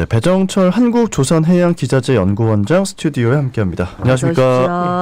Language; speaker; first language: Korean; native; Korean